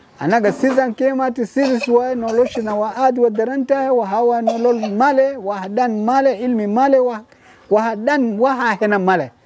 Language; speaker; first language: Somali; non-native, learner; Swahili